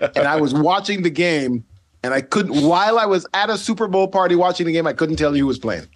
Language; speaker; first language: English; non-native, fluent; Dutch